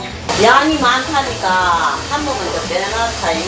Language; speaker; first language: Korean; native; Korean